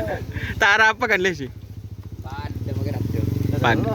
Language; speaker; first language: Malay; non-native, local second language; Madurese